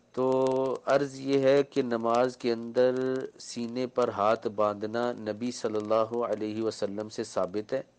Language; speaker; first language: Urdu; native; Urdu